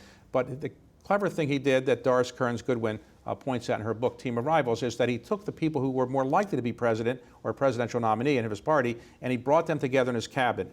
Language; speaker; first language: English; native; English